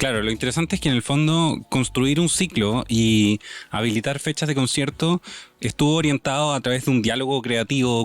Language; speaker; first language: Spanish; native; Spanish